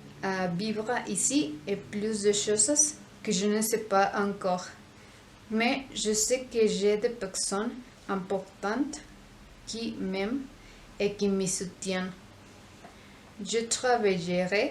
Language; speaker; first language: French; non-native, learner; Spanish